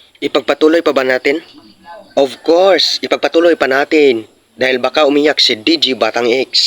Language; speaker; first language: Filipino; non-native, local second language; Cebuano